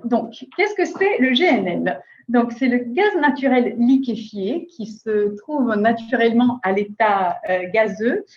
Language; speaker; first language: French; native; French